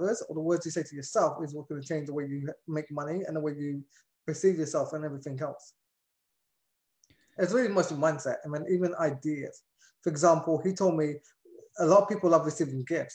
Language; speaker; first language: English; native; English